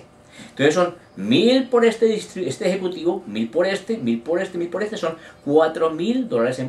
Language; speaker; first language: Spanish; native; Spanish